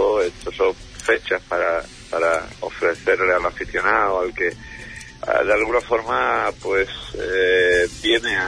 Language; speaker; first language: Spanish; native; Spanish